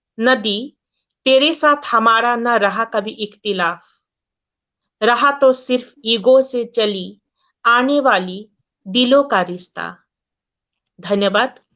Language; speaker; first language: Hindi; non-native, local second language; Assamese